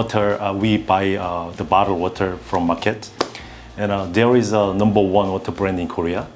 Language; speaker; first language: English; non-native, learner; Korean